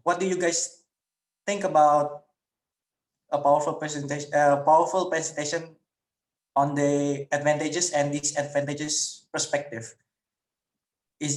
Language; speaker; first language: English; non-native, fluent; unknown